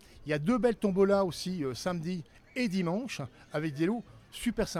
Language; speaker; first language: French; native; French